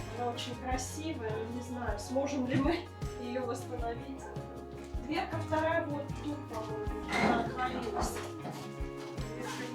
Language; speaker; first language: Russian; native; Russian